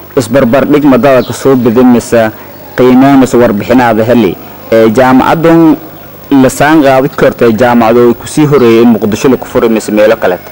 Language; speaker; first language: Somali; non-native, local second language; Maay